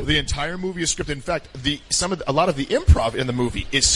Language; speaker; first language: English; native; English